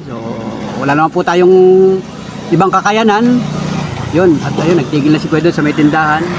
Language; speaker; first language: Filipino; native; Filipino